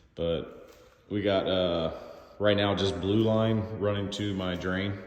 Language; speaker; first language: English; native; English